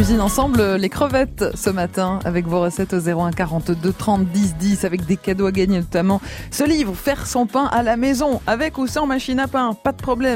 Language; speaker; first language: French; native; French